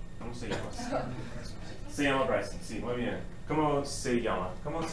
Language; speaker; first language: Spanish; non-native, fluent; English